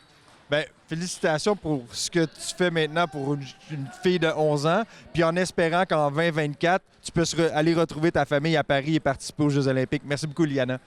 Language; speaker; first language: French; native; French